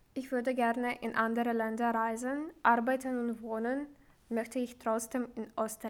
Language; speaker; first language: German; non-native, learner; Ukrainian